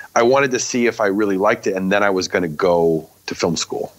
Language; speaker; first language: English; native; English